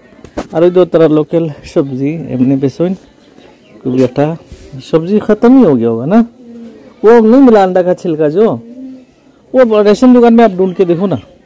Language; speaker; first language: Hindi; non-native, local second language; Bangla